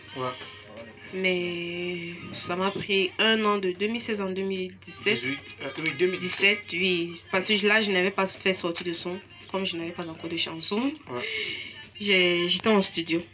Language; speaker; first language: French; non-native, local second language; English